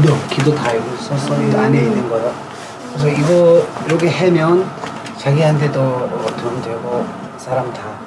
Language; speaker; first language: Korean; non-native, learner; Tibetan